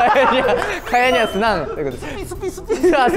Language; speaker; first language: Indonesian; non-native, fluent; Japanese